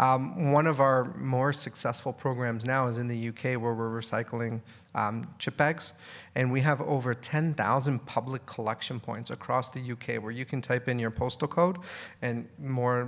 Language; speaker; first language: English; native; English